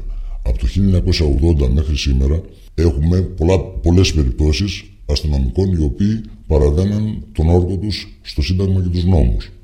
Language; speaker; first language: Greek; native; Greek